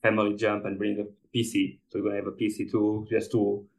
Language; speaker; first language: English; non-native, fluent; Portuguese